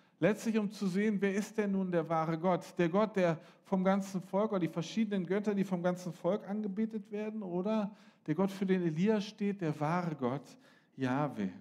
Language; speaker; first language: German; native; German